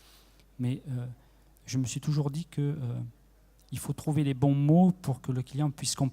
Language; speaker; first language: French; native; French